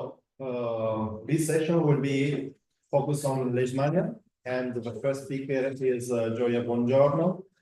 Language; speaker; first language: English; non-native, fluent; Italian